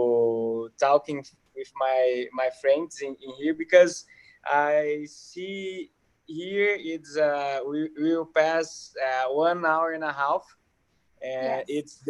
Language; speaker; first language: English; non-native, learner; Portuguese